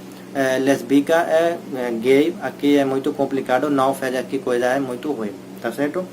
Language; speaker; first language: Portuguese; non-native, learner; Hindi